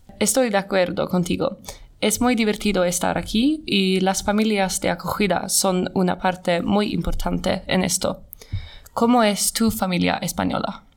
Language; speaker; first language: Spanish; non-native, learner; Swedish